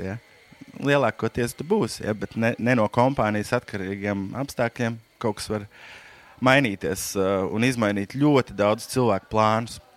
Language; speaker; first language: Latvian; native; Latvian